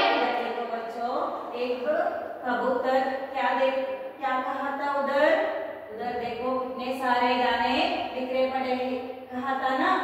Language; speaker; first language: Hindi; non-native, local second language; Kannada